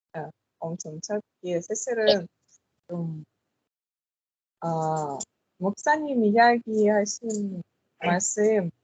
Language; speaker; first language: Korean; non-native, learner; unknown